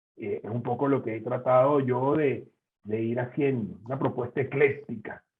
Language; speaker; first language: Spanish; native; Spanish